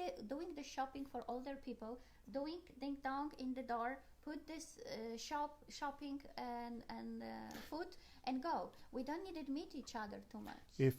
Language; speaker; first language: English; non-native, learner; Polish